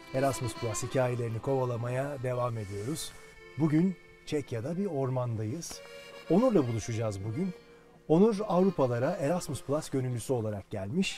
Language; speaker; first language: Turkish; native; Turkish